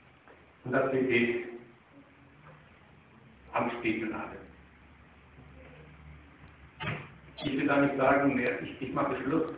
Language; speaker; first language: German; non-native, fluent; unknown